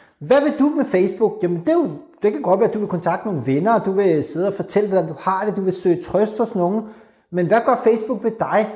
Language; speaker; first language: Danish; early bilingual, other home language; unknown